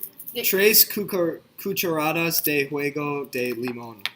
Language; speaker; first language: Spanish; non-native, learner; English